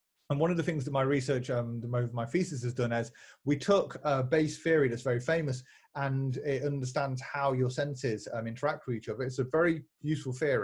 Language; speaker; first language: English; native; English